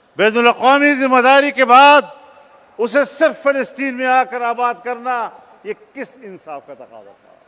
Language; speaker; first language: Urdu; non-native, local second language; Pashto